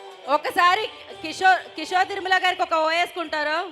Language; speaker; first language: Telugu; native; Telugu